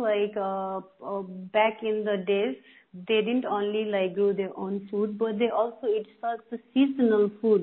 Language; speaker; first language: English; non-native, local second language; Nepali